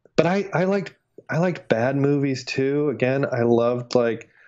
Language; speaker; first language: English; native; English